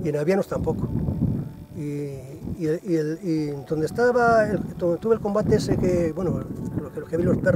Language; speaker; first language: Spanish; native; Spanish